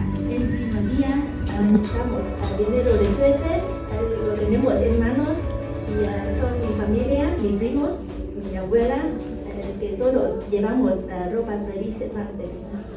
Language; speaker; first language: Spanish; non-native, learner; Vietnamese